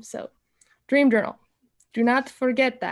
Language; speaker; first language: English; native; English